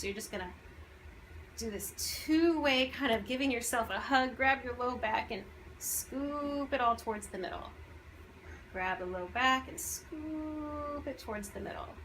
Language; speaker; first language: English; native; English